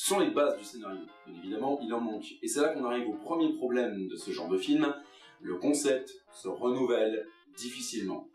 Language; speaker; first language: French; native; French